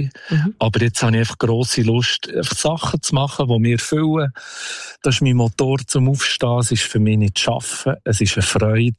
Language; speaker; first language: German; native; German